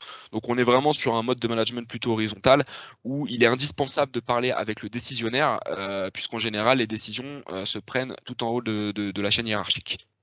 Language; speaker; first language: French; native; French